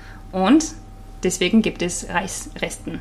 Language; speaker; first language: German; non-native, fluent; Japanese